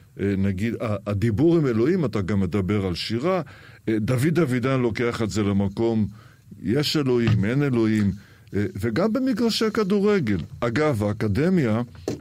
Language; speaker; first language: Hebrew; early bilingual, other home language; Arabic